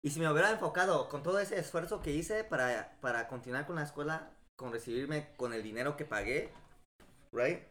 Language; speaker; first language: Spanish; early bilingual, heritage; Spanish